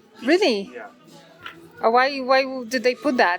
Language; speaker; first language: English; non-native, fluent; Polish